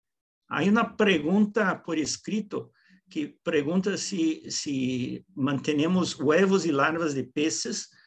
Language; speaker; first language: Spanish; non-native, learner; Portuguese